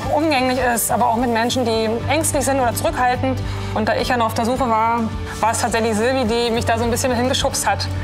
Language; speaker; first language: German; native; German